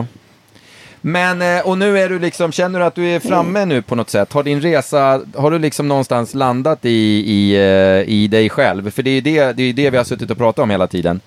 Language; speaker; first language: Swedish; native; Swedish